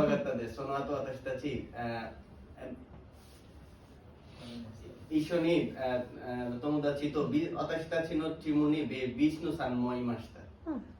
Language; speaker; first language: Japanese; non-native, learner; Bangla